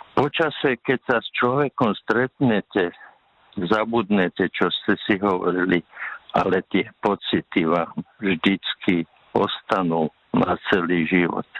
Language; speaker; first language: Slovak; native; Slovak